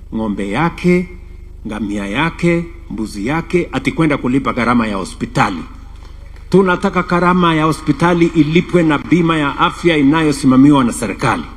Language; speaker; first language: Swahili; non-native, local second language; Kalenjin